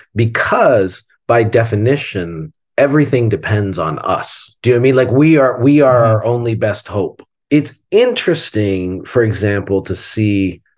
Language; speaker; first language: English; native; English